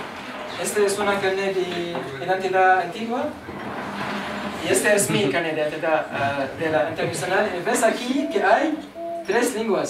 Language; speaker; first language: Spanish; non-native, learner; Arabic